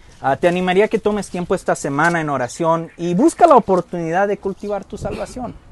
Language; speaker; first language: Spanish; early bilingual, heritage; Spanish